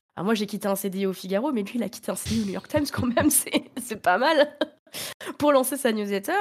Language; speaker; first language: French; native; French